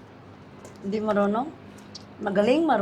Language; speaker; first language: Filipino; non-native, local second language; Cebuano